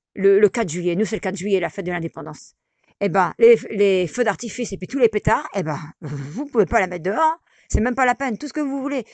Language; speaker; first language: French; native; French